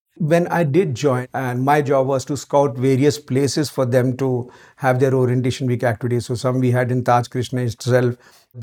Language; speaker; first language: English; non-native, local second language; Marathi